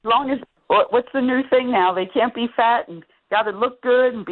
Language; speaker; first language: English; native; English